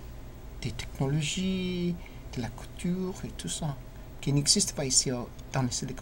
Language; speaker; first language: French; non-native, fluent; English